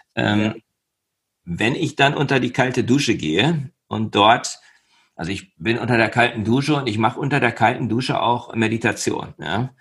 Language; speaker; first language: German; native; German